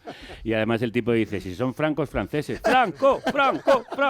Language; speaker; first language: Spanish; native; Spanish